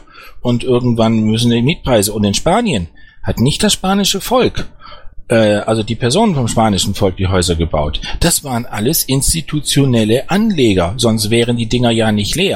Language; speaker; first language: German; native; German